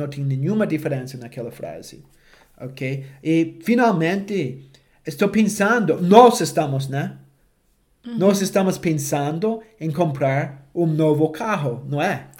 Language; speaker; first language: Portuguese; non-native, fluent; English